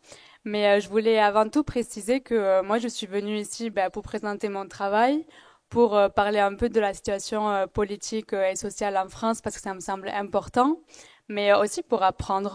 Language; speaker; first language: French; native; French